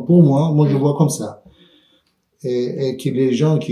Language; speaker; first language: French; non-native, fluent; Persian